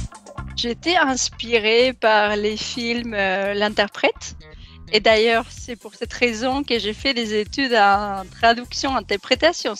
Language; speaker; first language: French; non-native, fluent; Spanish